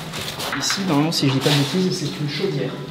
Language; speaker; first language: French; native; French